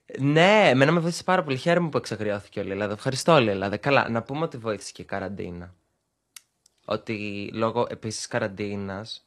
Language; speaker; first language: Greek; early bilingual, other home language; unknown